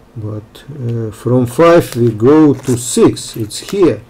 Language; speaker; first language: English; non-native, fluent; Russian